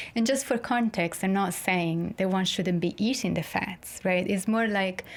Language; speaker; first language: English; non-native, fluent; Italian